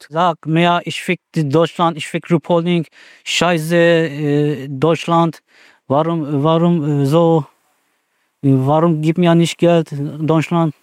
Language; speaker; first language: German; non-native, learner; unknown